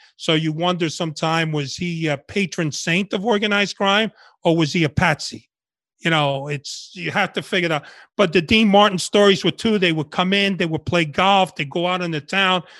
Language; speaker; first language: English; early bilingual, other home language; Spanish